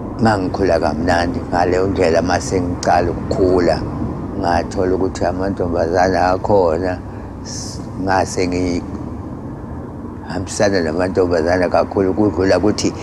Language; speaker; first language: Zulu; native; Zulu